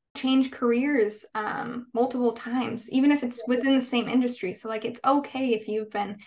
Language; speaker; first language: English; native; English